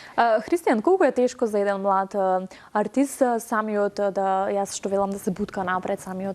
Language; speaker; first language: Macedonian; native; Macedonian